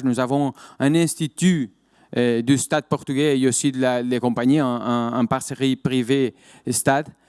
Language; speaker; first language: French; non-native, fluent; Portuguese